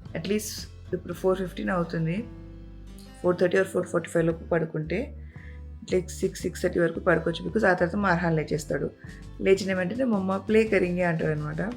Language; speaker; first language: Telugu; non-native, local second language; Urdu